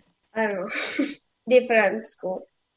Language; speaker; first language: English; non-native, learner; Italian